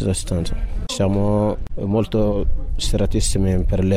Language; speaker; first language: Italian; non-native, learner; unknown